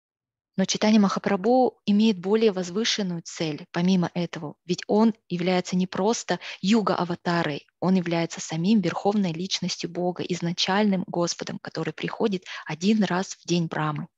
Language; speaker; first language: Russian; native; Russian